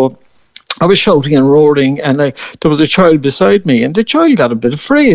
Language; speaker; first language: English; native; English